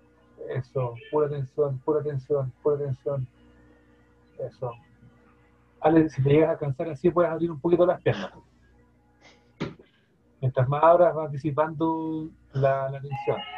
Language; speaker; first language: Spanish; native; Spanish